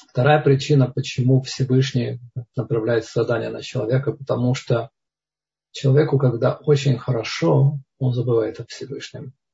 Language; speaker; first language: Russian; native; Russian